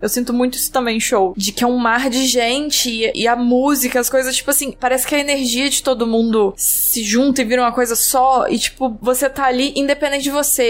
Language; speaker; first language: Portuguese; native; Portuguese